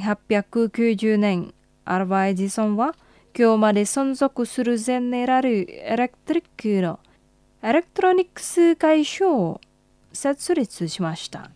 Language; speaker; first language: Japanese; non-native, fluent; Indonesian